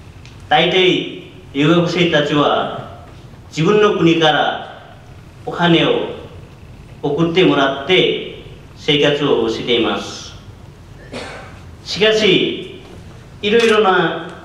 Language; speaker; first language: Japanese; non-native, learner; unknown